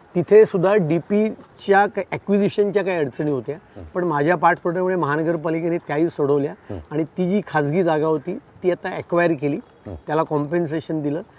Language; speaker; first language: Marathi; native; Marathi